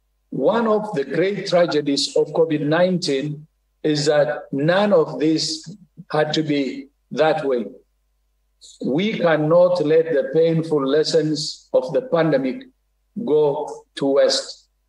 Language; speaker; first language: English; non-native, fluent; Tigrinya